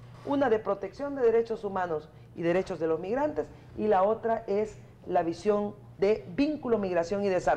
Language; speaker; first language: Spanish; native; Spanish